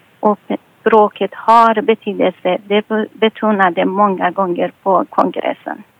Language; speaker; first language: Swedish; non-native, fluent; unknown